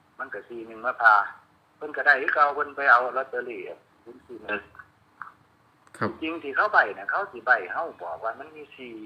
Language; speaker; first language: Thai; non-native, local second language; Lao